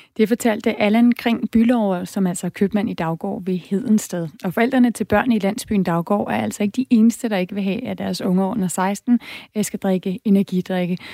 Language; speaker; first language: Danish; native; Danish